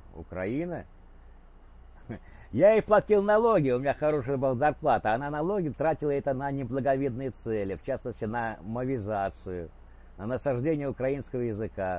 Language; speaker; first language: Russian; native; Russian